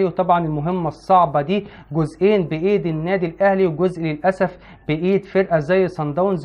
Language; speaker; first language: Arabic; native; Arabic